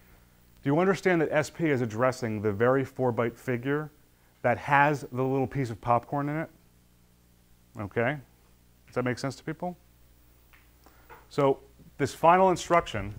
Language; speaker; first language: English; native; English